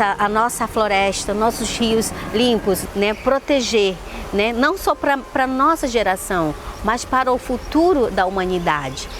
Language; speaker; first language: Portuguese; non-native, local second language; Ticuna